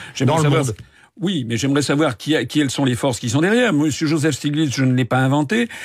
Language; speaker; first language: French; native; French